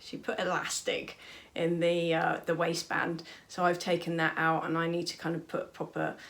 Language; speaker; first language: English; native; English